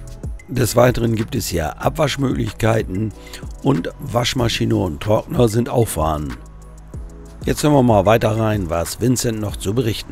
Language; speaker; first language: German; native; German